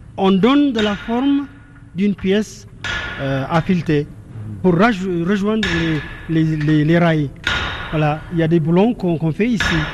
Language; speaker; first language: French; non-native, fluent; Tigrinya